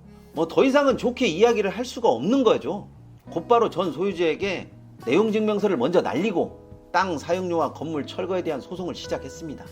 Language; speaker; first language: Korean; native; Korean